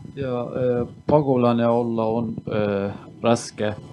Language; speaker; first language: Estonian; non-native, learner; Kurdish